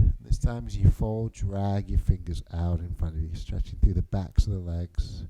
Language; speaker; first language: English; native; English